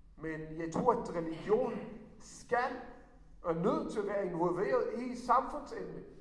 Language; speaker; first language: Danish; non-native, fluent; Hebrew